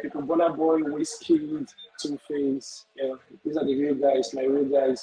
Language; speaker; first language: English; non-native, local second language; Igbo